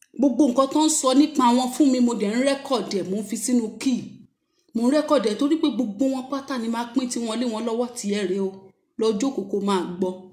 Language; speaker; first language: Yoruba; native; Yoruba